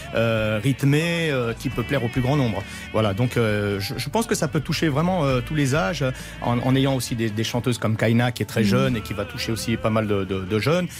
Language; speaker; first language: French; native; French